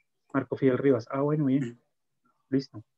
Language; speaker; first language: Spanish; native; Spanish